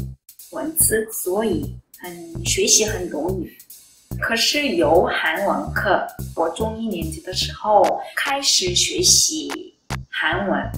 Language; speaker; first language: Chinese; non-native, learner; Korean